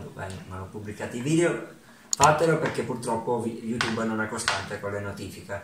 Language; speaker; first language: Italian; early bilingual, other home language; Ukrainian